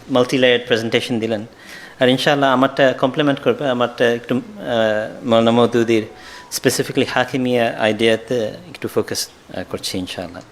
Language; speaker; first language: Bangla; early bilingual, heritage; Bangla